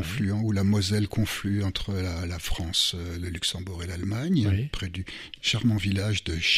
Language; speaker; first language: French; non-native, local second language; Luxembourgish